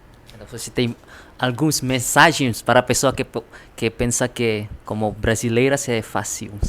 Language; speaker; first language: Portuguese; non-native, learner; Indonesian